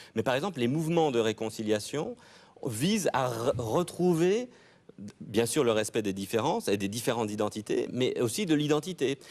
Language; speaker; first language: French; native; French